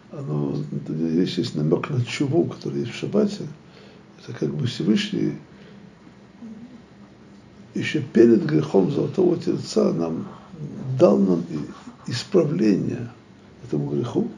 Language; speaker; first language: Russian; native; Russian